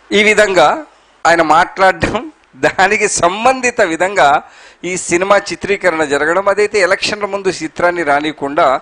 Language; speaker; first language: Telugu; non-native, local second language; Urdu